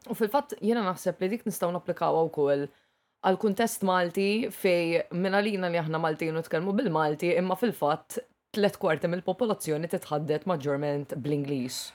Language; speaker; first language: Maltese; native; Maltese